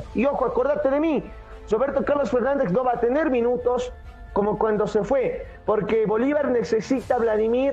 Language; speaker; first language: Spanish; native; Spanish